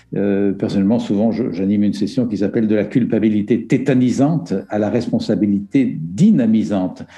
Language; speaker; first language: French; native; French